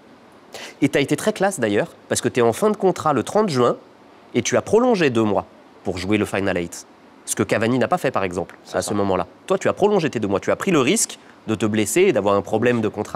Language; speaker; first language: French; native; French